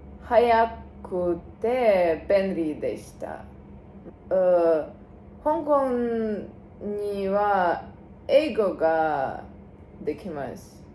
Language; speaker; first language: Japanese; non-native, learner; Russian